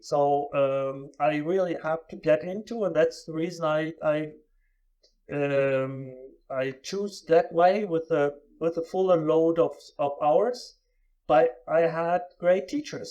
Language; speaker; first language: English; non-native, fluent; German